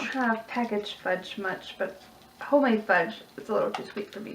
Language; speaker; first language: English; native; English